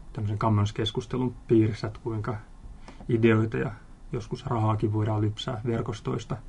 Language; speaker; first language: Finnish; native; Finnish